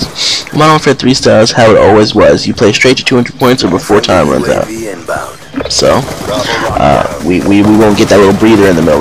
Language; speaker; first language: English; native; English